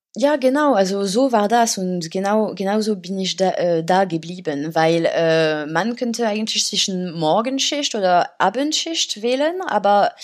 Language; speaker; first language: German; non-native, fluent; French